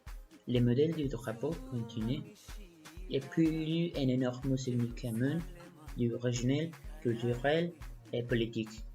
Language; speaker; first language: French; non-native, learner; Spanish